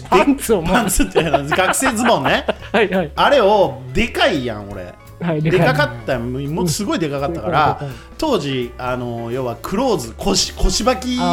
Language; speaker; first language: Japanese; native; Japanese